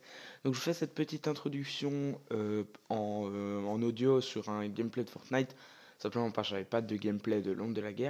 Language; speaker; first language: French; native; French